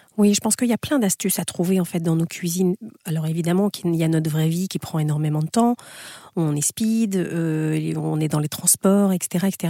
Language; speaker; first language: French; native; French